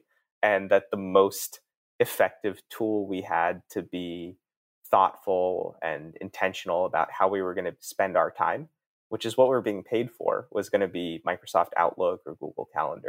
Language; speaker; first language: English; native; English